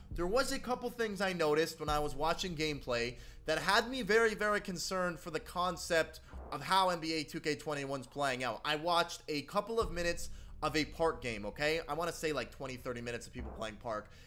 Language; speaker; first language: English; native; English